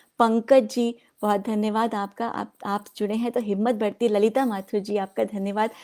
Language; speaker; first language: Hindi; non-native, local second language; Odia